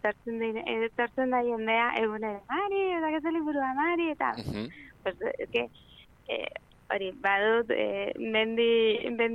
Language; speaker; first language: Basque; non-native, local second language; Spanish